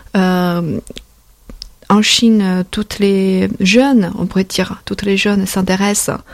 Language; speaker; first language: French; non-native, fluent; Chinese